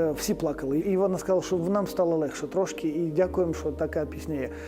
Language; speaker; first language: Ukrainian; native; Ukrainian